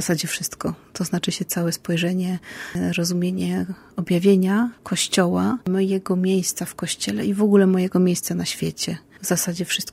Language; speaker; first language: Polish; native; Polish